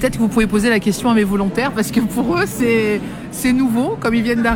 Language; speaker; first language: French; native; French